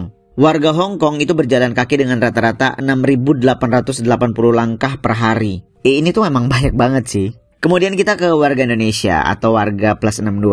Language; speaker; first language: Indonesian; native; Indonesian